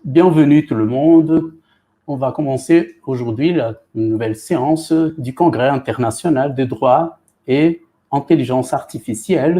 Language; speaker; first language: French; non-native, fluent; Portuguese